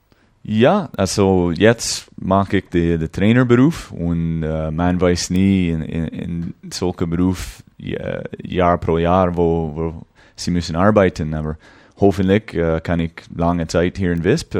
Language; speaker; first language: German; early bilingual, heritage; English